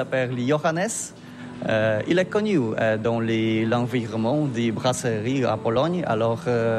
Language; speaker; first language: French; non-native, learner; Polish